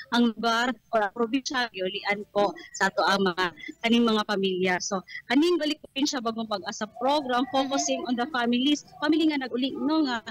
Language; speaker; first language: Cebuano; native; Cebuano